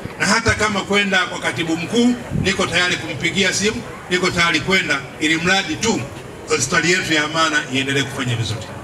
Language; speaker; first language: Swahili; native; Swahili